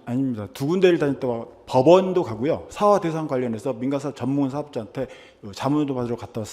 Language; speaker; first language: Korean; native; Korean